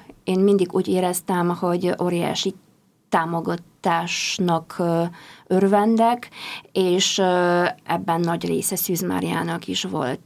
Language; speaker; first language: Hungarian; non-native, fluent; Polish